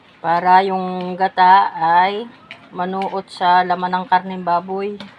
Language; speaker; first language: Filipino; native; Filipino